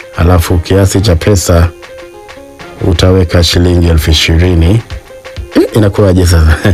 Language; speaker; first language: Swahili; native; Swahili